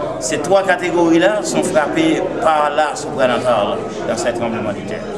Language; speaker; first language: French; non-native, local second language; Haitian Creole